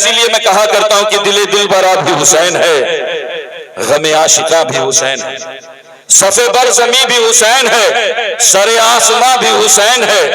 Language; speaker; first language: Urdu; native; Urdu